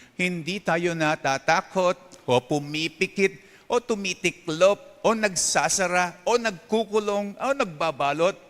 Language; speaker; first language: Filipino; non-native, local second language; Pampanga